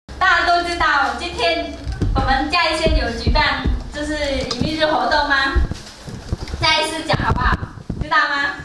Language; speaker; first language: Chinese; non-native, fluent; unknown